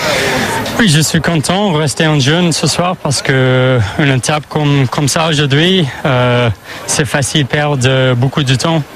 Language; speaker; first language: French; non-native, learner; English